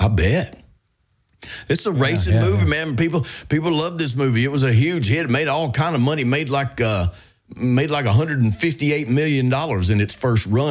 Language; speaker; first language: English; native; English